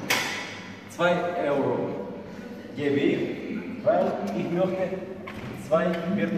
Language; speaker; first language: German; non-native, learner; Bulgarian